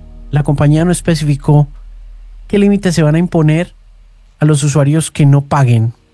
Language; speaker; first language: Spanish; native; Spanish